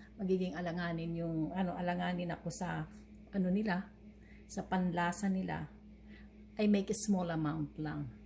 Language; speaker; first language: Filipino; non-native, local second language; Bikol